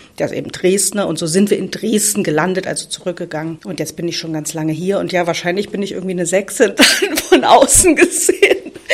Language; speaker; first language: German; native; German